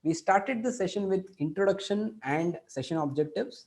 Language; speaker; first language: English; non-native, local second language; Kannada